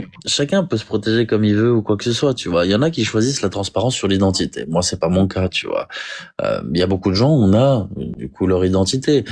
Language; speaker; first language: French; native; French